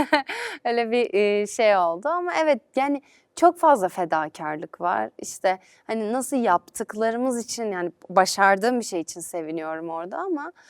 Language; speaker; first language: Turkish; native; Turkish